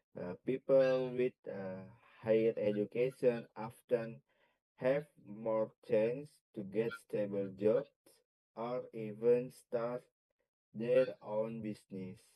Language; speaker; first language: English; non-native, learner; Indonesian